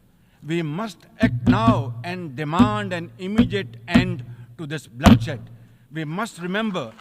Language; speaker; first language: English; non-native, local second language; Urdu